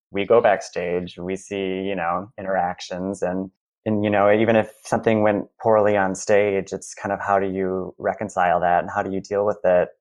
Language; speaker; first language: English; native; English